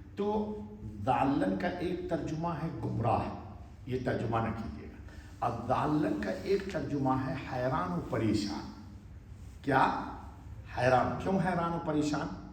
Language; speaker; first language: Urdu; native; Urdu